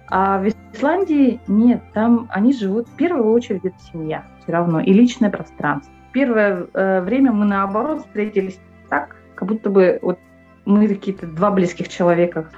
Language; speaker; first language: Russian; non-native, local second language; Yakut